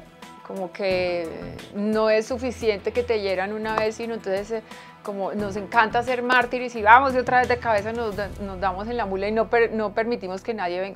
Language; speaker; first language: Spanish; native; Spanish